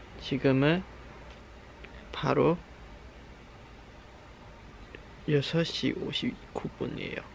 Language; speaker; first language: Korean; non-native, learner; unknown